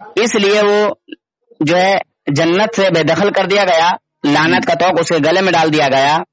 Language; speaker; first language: Urdu; native; Urdu